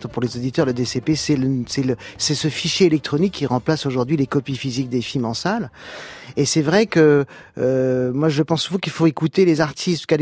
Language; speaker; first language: French; native; French